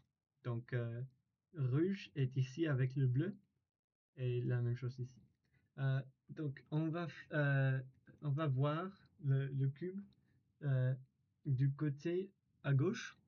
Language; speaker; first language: French; non-native, learner; English